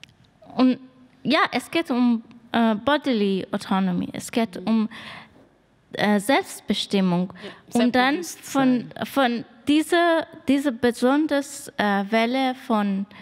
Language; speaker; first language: German; non-native, learner; Persian